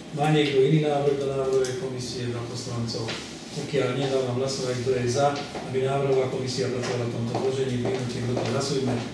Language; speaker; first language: Slovak; non-native, local second language; Hungarian